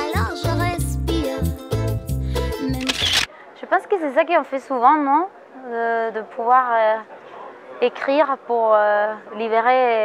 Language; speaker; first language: French; non-native, fluent; Spanish